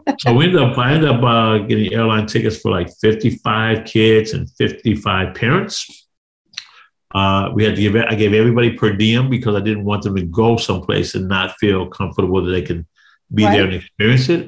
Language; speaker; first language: English; native; English